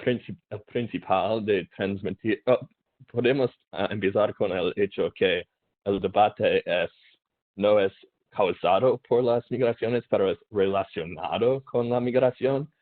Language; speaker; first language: Spanish; non-native, learner; English